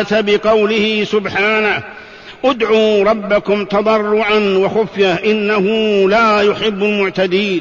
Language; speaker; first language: Arabic; native; Arabic